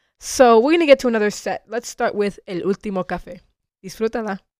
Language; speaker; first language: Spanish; early bilingual, heritage; Spanish